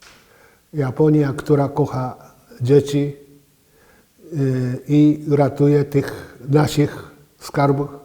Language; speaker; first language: Polish; non-native, fluent; Japanese